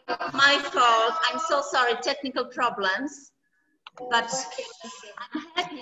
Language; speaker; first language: English; non-native, fluent; Polish